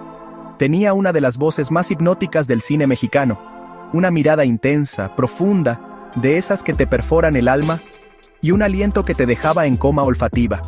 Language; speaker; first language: Spanish; native; Spanish